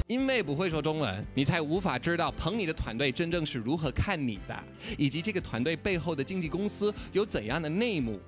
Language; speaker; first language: Chinese; non-native, fluent; English